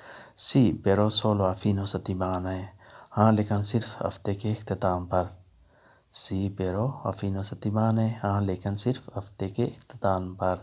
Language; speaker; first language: Italian; non-native, learner; Urdu